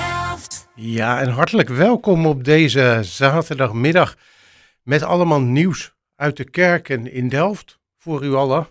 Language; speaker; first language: Dutch; native; Dutch